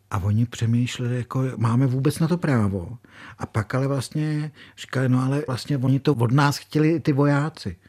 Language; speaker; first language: Czech; native; Czech